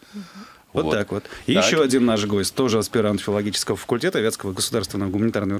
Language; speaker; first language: Russian; native; Russian